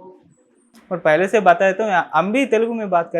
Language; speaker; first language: Hindi; non-native, local second language; Telugu